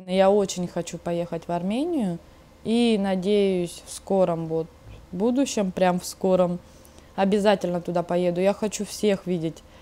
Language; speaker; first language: Russian; native; Russian